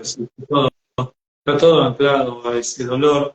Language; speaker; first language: Spanish; native; Spanish